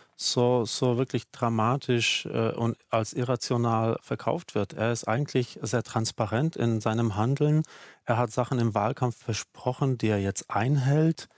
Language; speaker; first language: German; non-native, fluent; Czech